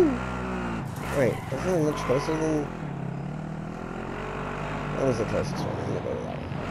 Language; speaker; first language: English; native; English